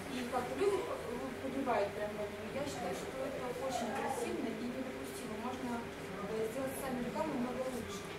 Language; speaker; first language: Russian; native; Russian